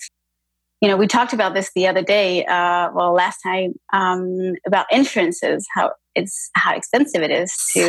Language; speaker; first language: English; non-native, fluent; French